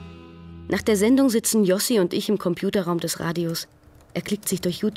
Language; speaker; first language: German; native; German